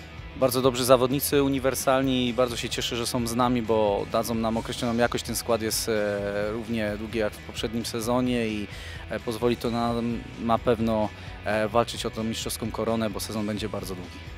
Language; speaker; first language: Polish; native; Polish